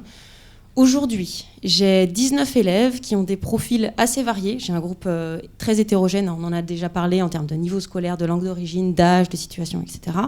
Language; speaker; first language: French; native; French